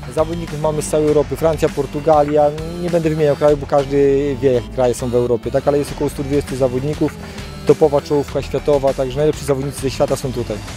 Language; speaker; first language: Polish; native; Polish